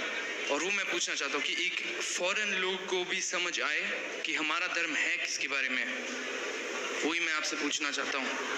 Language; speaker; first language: Hindi; early bilingual, heritage; Hindi